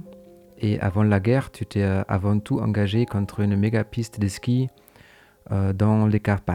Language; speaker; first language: French; native; French